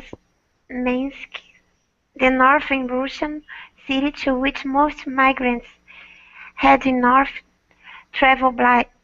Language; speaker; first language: English; non-native, learner; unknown